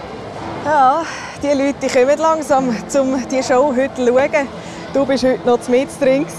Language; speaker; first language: German; native; German